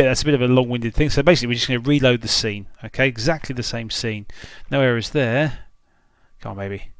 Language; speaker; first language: English; native; English